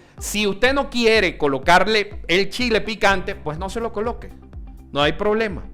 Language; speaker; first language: Spanish; early bilingual, other home language; Italian